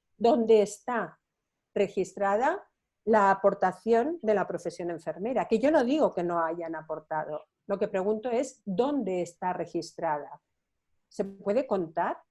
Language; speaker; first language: Spanish; non-native, local second language; Catalan